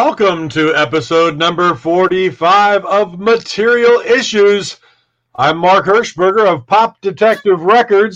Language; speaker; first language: English; native; English